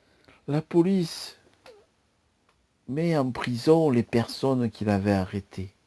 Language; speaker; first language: French; native; French